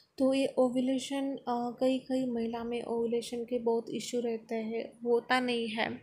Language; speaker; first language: Hindi; non-native, local second language; Marathi